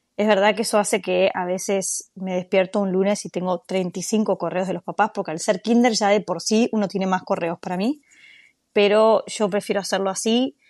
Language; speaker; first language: Spanish; native; Spanish